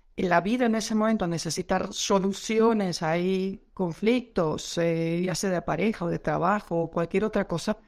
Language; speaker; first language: Spanish; non-native, fluent; Dutch